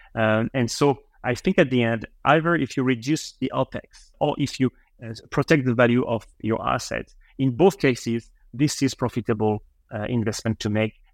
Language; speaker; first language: English; non-native, fluent; French